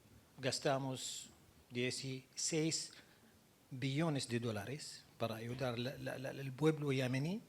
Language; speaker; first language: Spanish; non-native, learner; Arabic